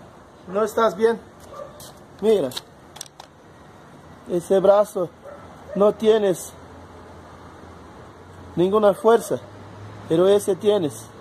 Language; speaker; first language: Spanish; non-native, learner; Portuguese